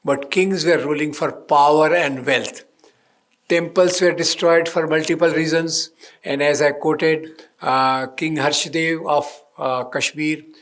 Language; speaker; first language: English; non-native, local second language; Hindi